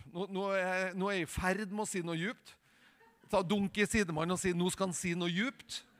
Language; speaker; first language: Norwegian; native; Norwegian